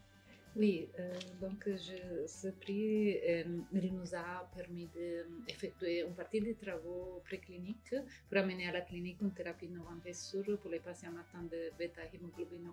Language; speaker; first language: French; non-native, fluent; Italian